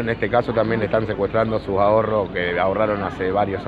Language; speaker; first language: Spanish; native; Spanish